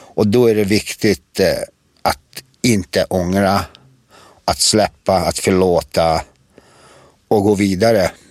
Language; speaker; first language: Swedish; early bilingual, other home language; Serbian